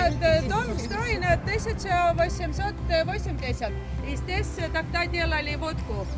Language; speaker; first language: Russian; non-native, local second language; Estonian